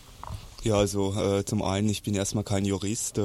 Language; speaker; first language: German; native; German